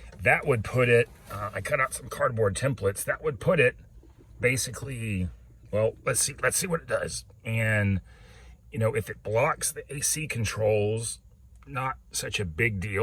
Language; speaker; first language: English; native; English